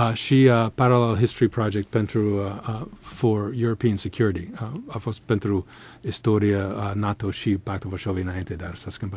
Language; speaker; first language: Romanian; non-native, fluent; English